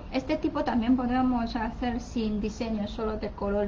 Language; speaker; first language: Spanish; non-native, learner; Chinese